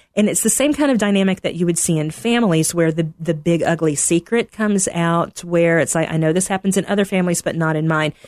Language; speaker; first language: English; native; English